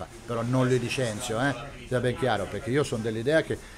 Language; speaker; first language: Italian; native; Italian